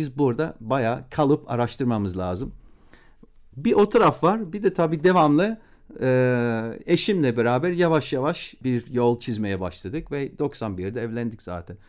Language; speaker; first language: Turkish; non-native, fluent; English